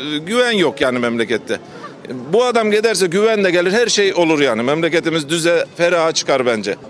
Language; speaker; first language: Turkish; native; Turkish